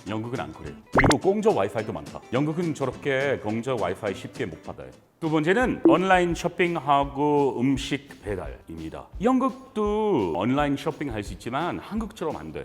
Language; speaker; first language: Korean; non-native, learner; English